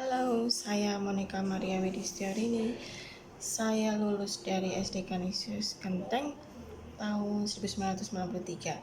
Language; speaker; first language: Indonesian; non-native, local second language; Javanese